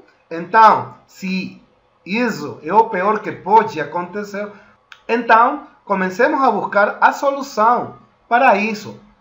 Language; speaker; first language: Portuguese; non-native, fluent; Spanish